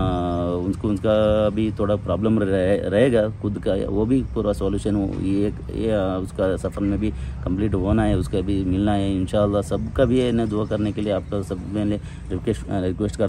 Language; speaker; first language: Hindi; non-native, local second language; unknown